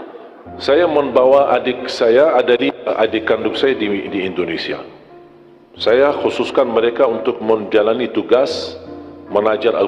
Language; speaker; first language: Indonesian; non-native, fluent; Arabic